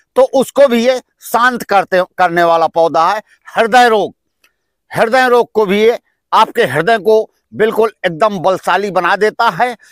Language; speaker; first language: Hindi; native; Hindi